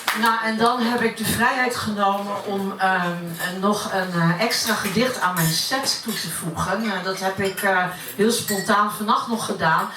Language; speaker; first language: Dutch; native; Dutch